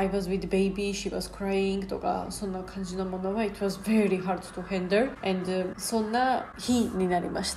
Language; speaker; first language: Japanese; non-native, learner; Georgian